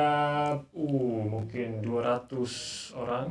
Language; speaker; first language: Indonesian; non-native, learner; English